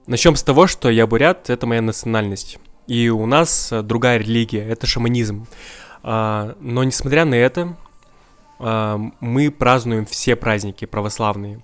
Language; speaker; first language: Russian; non-native, local second language; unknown